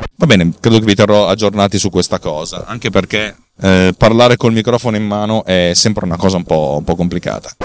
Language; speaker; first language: Italian; native; Italian